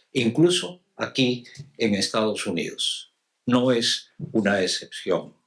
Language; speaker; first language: Spanish; native; Spanish